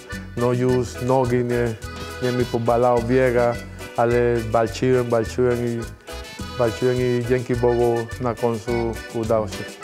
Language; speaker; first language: Polish; non-native, fluent; Spanish